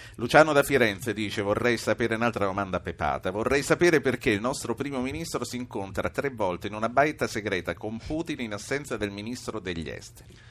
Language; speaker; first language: Italian; native; Italian